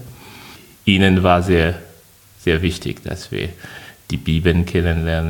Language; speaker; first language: German; non-native, fluent; French